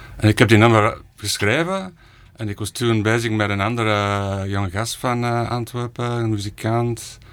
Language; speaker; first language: Dutch; non-native, fluent; English